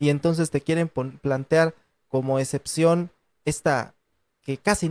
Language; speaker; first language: Spanish; native; Spanish